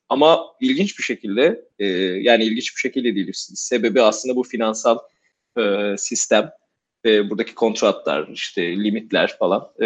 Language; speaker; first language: Turkish; native; Turkish